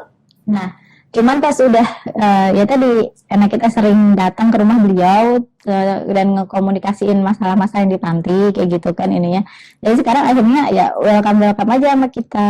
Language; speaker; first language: Indonesian; native; Indonesian